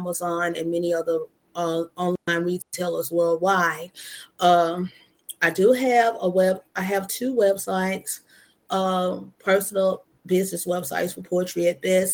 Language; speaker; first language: English; native; English